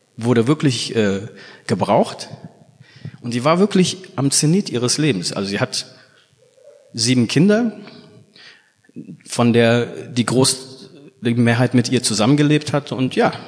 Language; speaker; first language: German; early bilingual, other home language; Fula